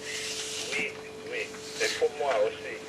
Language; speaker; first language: French; non-native, fluent; English